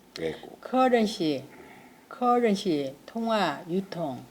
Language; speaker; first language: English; non-native, learner; Korean